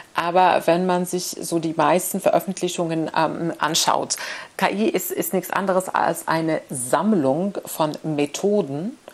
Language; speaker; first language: German; non-native, fluent; Arabic